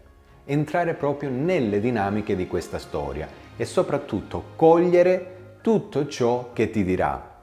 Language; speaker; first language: Italian; native; Italian